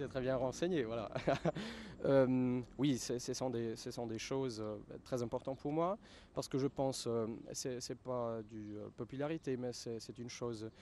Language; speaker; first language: French; non-native, fluent; German